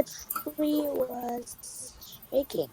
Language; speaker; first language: English; non-native, learner; Vietnamese